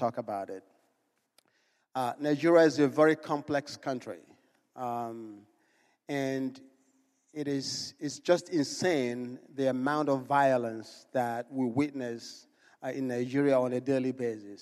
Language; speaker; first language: English; non-native, local second language; Igbo